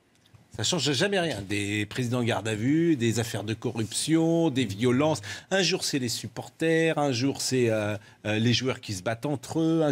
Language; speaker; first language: French; native; French